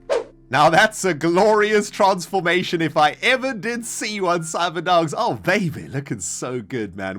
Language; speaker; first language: English; native; English